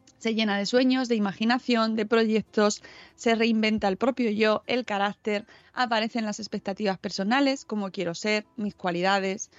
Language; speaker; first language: Spanish; native; Spanish